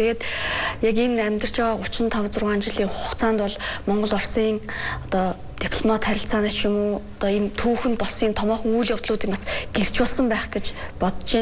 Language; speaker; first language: Mongolian; native; Mongolian